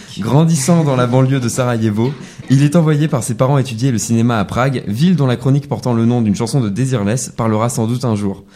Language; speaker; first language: French; native; French